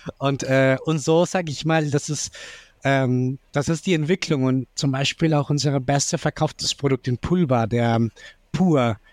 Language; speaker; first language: German; non-native, fluent; Spanish